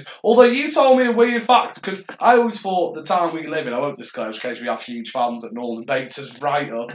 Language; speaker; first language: English; native; English